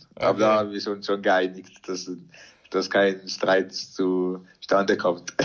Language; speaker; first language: German; native; German